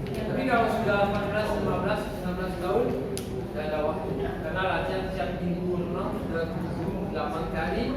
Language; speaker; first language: Indonesian; non-native, learner; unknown